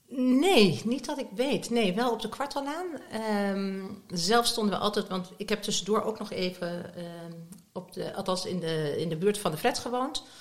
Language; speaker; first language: Dutch; native; Dutch